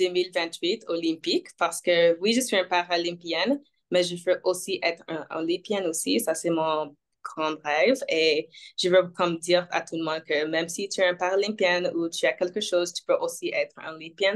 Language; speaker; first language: French; non-native, local second language; English